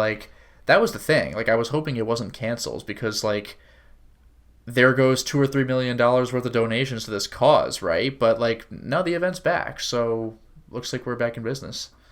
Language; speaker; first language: English; native; English